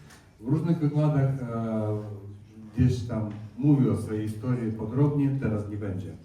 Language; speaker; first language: Polish; non-native, learner; Russian